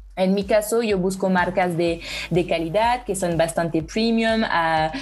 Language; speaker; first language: Spanish; non-native, fluent; French